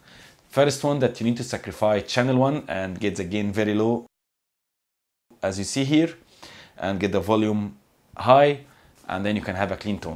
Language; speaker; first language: English; non-native, fluent; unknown